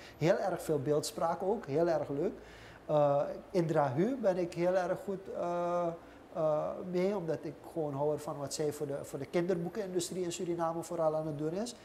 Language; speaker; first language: Dutch; native; Dutch